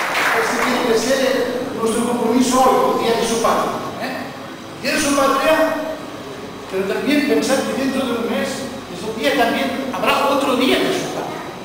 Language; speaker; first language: Spanish; non-native, local second language; Catalan